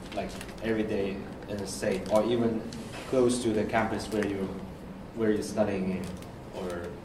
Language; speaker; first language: English; non-native, fluent; Chinese